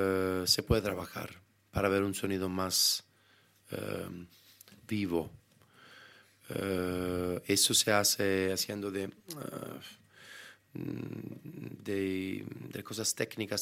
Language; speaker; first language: Spanish; non-native, fluent; Italian